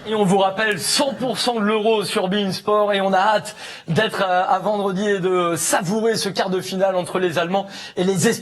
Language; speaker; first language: French; native; French